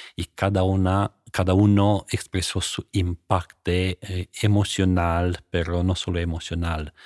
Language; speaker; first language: Spanish; non-native, fluent; Romanian